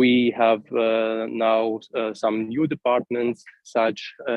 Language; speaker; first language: English; non-native, fluent; Arabic